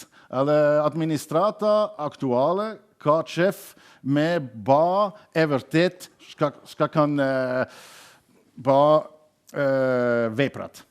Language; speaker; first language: Albanian; non-native, learner; German